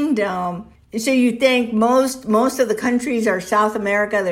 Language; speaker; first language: English; early bilingual, other home language; Spanish